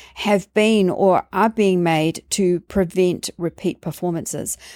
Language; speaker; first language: English; native; English